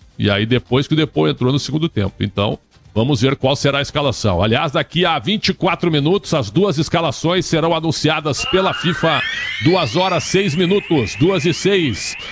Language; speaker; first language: Portuguese; native; Portuguese